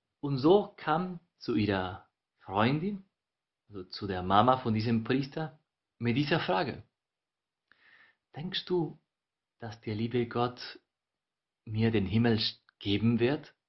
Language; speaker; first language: German; non-native, fluent; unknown